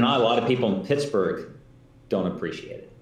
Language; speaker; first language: English; native; English